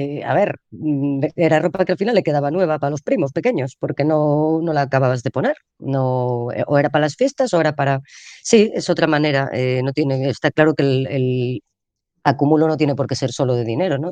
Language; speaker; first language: Spanish; native; Spanish